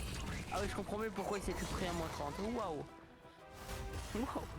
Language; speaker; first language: French; native; French